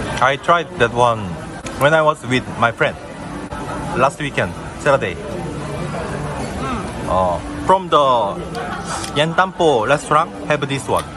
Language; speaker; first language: English; non-native, learner; Korean